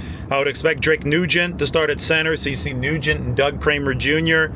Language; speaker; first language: English; native; English